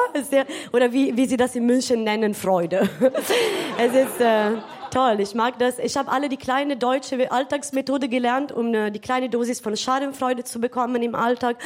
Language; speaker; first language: German; non-native, fluent; Italian